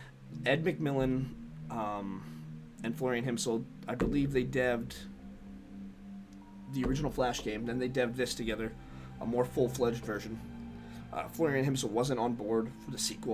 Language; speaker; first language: English; native; English